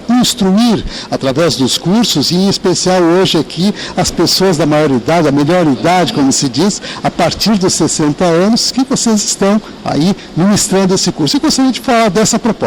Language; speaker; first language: Portuguese; native; Portuguese